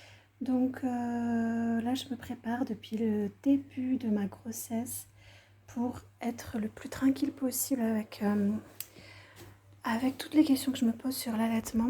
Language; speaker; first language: French; native; French